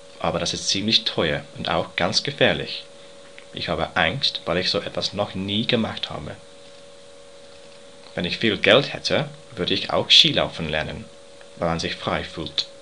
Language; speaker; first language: German; non-native, learner; English